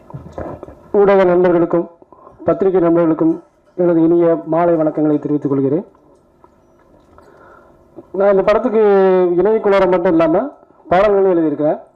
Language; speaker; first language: Tamil; native; Tamil